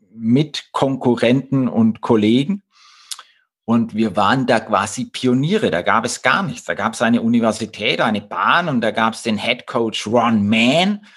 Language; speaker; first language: German; native; German